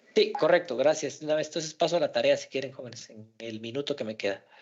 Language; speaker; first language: Spanish; native; Spanish